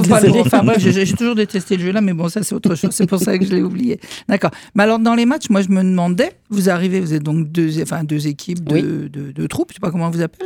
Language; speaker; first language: French; native; French